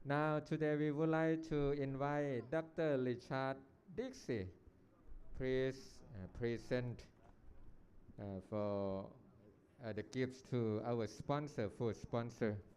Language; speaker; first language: English; non-native, learner; Thai